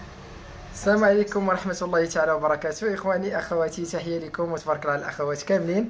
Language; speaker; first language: Arabic; native; Arabic